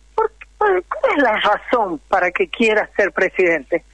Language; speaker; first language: Spanish; native; Spanish